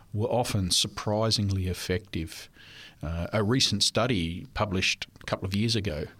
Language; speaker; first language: English; non-native, local second language; French